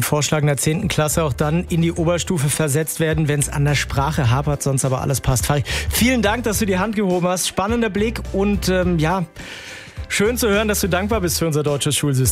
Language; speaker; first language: German; native; German